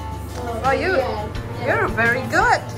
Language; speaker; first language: English; non-native, learner; Indonesian